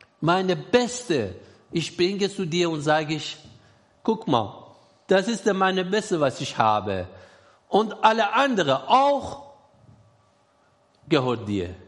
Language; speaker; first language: German; non-native, learner; Persian